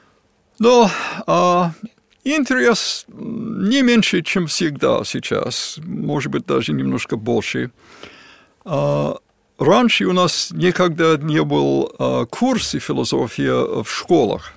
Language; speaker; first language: Russian; non-native, fluent; English